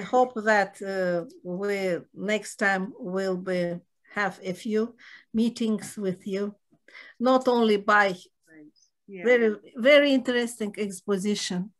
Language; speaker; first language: English; non-native, learner; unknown